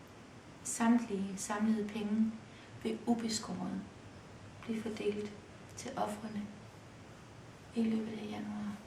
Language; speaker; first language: Danish; early bilingual, other home language; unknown